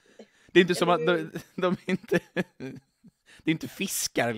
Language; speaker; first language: Swedish; native; Swedish